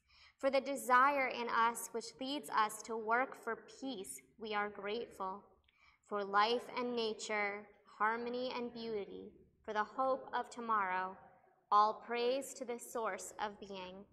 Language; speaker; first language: English; native; English